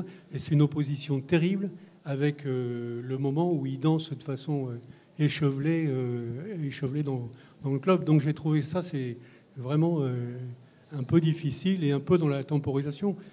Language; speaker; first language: French; native; French